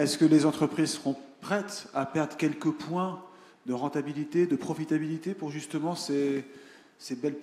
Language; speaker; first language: French; native; French